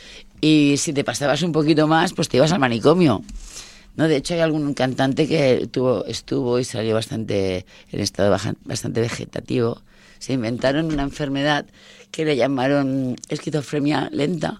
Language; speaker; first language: Spanish; native; Spanish